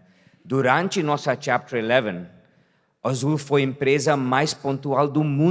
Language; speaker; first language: Portuguese; non-native, fluent; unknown